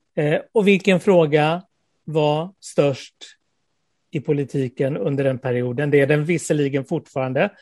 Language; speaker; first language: Swedish; native; Swedish